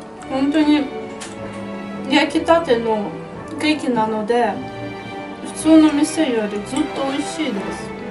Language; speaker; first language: Japanese; non-native, fluent; Russian